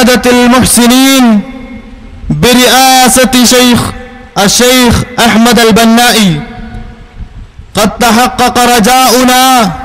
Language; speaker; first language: Arabic; non-native, fluent; Malayalam